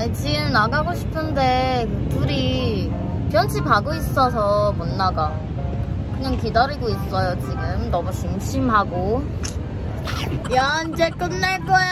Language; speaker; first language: Korean; non-native, learner; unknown